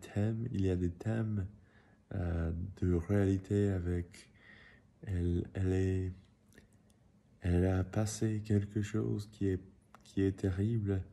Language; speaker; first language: French; non-native, learner; English